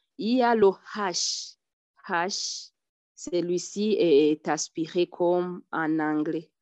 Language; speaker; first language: French; non-native, local second language; Rundi